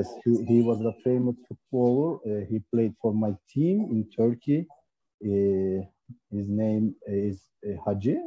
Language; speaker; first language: English; non-native, learner; Turkish